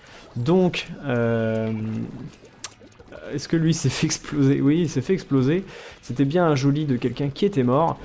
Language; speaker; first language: French; native; French